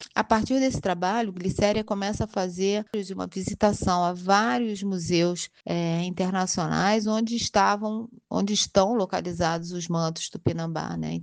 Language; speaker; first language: Portuguese; native; Portuguese